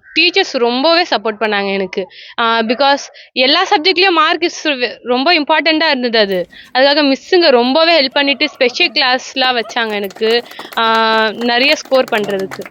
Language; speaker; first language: Tamil; non-native, local second language; Hindi